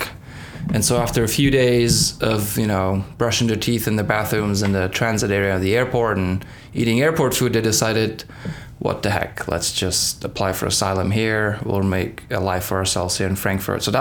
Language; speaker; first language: English; non-native, fluent; Persian